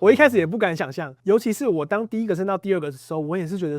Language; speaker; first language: Chinese; native; Chinese